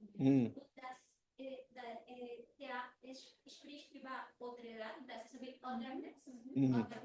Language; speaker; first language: German; non-native, fluent; Spanish